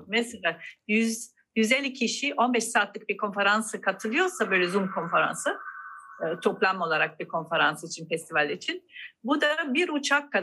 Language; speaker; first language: Turkish; non-native, fluent; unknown